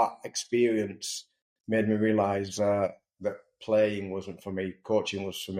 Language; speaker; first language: English; native; English